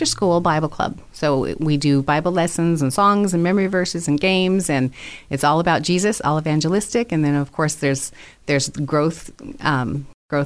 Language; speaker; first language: English; native; English